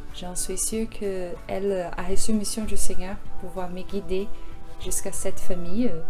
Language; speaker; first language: French; non-native, fluent; Portuguese